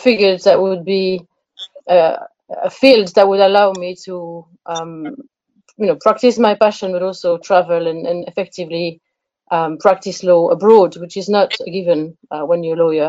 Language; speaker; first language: English; non-native, fluent; French